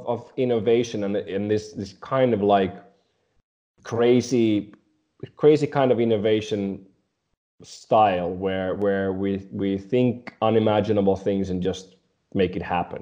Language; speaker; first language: English; non-native, fluent; Swedish